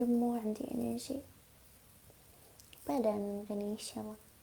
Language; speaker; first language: Arabic; non-native, learner; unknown